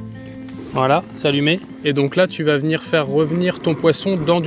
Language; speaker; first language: French; native; French